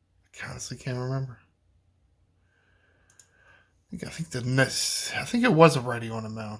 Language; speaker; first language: English; native; English